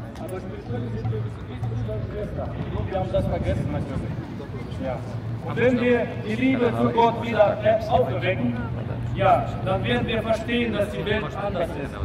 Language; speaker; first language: German; non-native, fluent; Russian